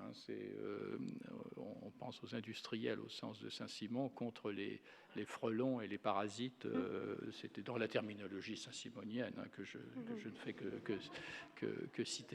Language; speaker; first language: French; native; French